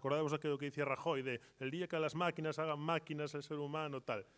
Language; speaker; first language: Spanish; non-native, local second language; Galician